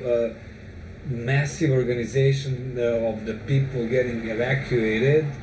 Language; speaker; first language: English; non-native, fluent; Serbian